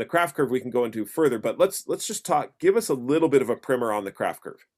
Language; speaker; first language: English; native; English